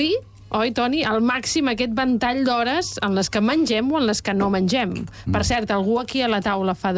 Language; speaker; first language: Catalan; native; Catalan